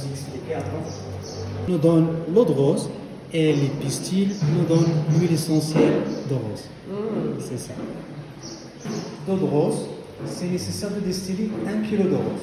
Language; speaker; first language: French; non-native, local second language; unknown